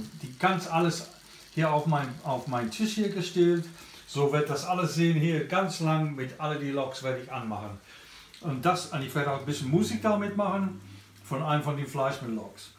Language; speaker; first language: German; non-native, learner; English